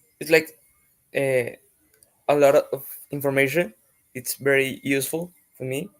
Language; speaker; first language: English; non-native, fluent; Spanish